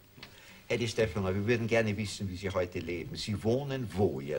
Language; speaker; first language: German; native; German